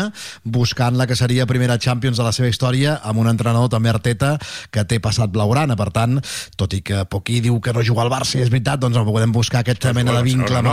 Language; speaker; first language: Catalan; native; Catalan